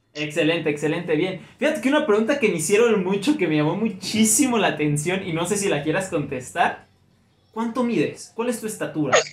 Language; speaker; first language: Spanish; native; Spanish